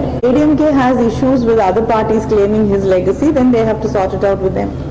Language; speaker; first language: English; non-native, local second language; Tamil